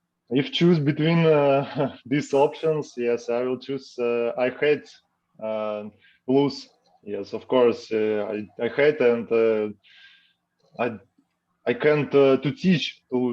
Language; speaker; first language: English; non-native, learner; Russian